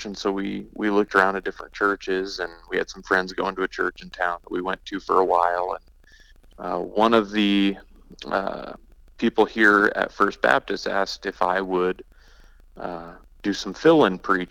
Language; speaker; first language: English; native; English